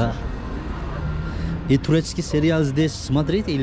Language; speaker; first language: Russian; non-native, learner; Turkish